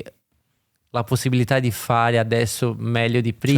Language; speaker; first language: Italian; non-native, fluent; Portuguese